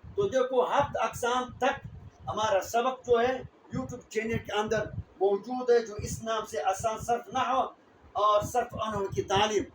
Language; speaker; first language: Urdu; non-native, local second language; Pashto